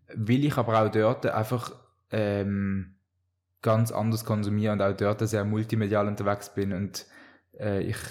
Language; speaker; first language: German; native; German